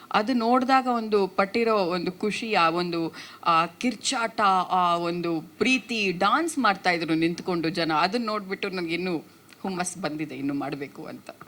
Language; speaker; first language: Kannada; non-native, local second language; Tulu